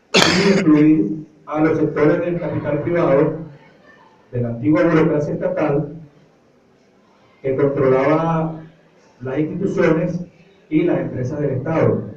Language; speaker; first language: Spanish; native; Spanish